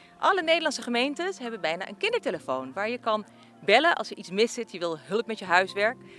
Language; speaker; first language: Dutch; native; Dutch